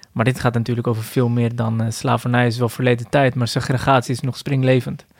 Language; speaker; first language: Dutch; early bilingual, other home language; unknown